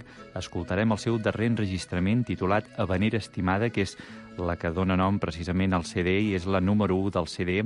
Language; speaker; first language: Catalan; native; Catalan